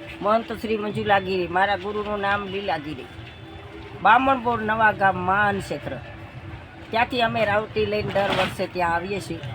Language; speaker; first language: Gujarati; native; Gujarati